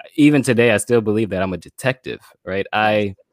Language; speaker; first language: English; native; English